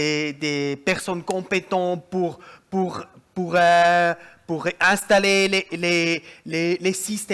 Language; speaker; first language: French; non-native, local second language; German